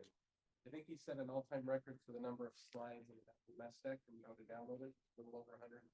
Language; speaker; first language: English; native; English